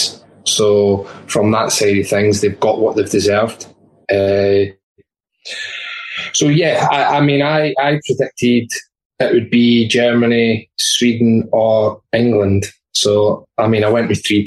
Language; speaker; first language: English; native; English